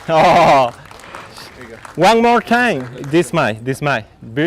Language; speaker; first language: English; non-native, learner; Spanish